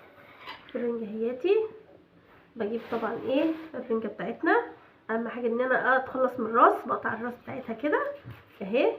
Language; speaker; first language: Arabic; native; Arabic